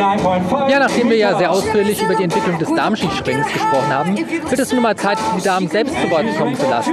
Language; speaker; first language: German; native; German